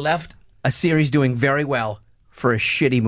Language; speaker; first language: English; native; English